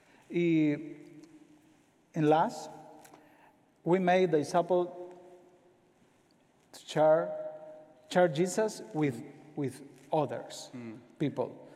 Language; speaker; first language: English; non-native, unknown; Spanish